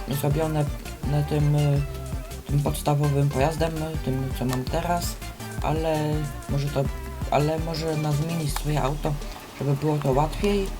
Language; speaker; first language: Polish; native; Polish